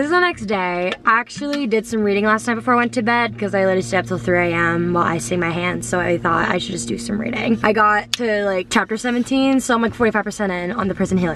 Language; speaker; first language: English; native; English